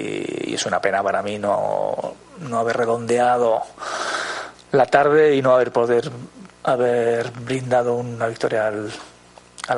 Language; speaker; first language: Spanish; native; Spanish